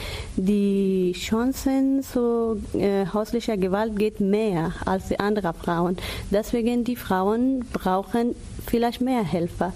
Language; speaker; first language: German; non-native, learner; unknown